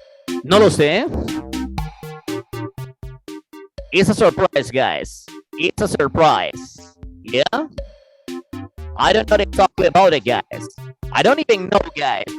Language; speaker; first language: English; non-native, fluent; Spanish